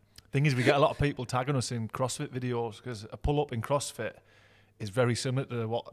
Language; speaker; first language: English; native; English